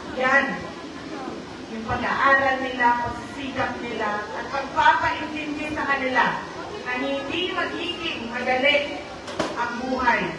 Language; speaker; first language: Filipino; non-native, local second language; Cebuano